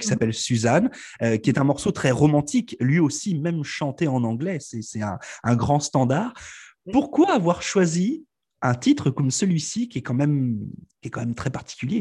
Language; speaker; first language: French; native; French